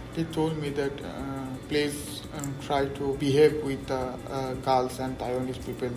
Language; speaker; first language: English; non-native, local second language; Bangla